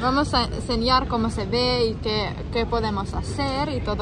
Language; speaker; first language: Spanish; non-native, learner; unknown